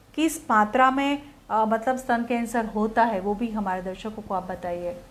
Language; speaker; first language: Hindi; non-native, local second language; Gujarati